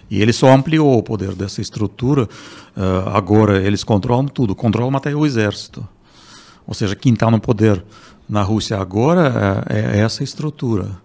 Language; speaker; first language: Portuguese; non-native, fluent; Russian